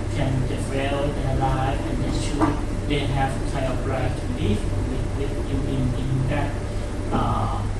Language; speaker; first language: English; non-native, fluent; Thai